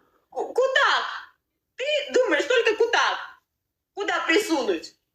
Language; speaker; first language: Russian; non-native, learner; Uzbek